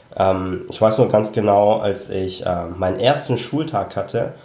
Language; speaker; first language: German; early bilingual, other home language; Cantonese